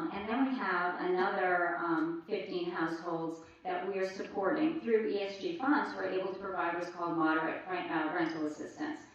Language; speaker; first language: English; early bilingual, other home language; French